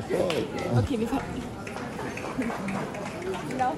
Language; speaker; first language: German; native; German